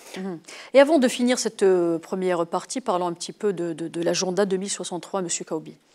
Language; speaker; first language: French; non-native, local second language; Arabic